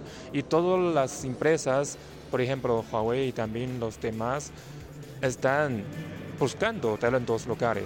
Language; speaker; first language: Spanish; non-native, learner; Chinese